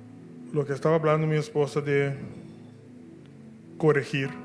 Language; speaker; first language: Spanish; non-native, local second language; Papiamento